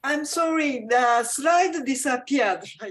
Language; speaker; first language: English; non-native, fluent; Japanese